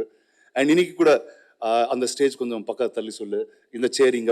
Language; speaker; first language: Tamil; non-native, local second language; Telugu